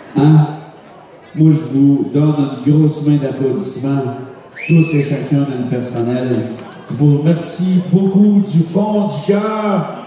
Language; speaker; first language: French; native; French